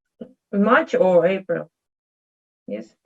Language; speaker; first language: English; non-native, learner; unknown